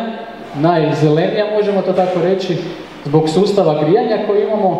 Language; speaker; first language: Croatian; native; Croatian